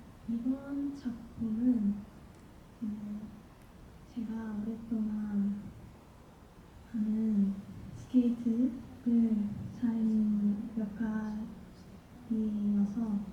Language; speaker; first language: Korean; non-native, learner; Japanese